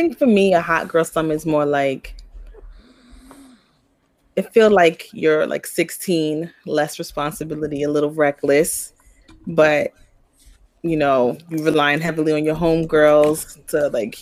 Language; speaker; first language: English; early bilingual, other home language; Spanish